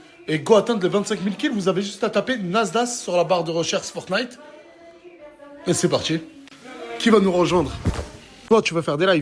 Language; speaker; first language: French; native; French